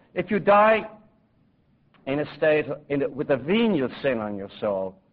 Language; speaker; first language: English; native; English